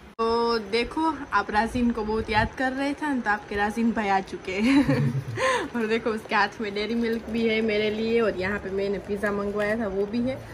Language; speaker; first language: Hindi; native; Hindi